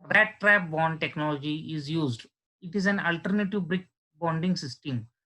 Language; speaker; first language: English; non-native, local second language; Marathi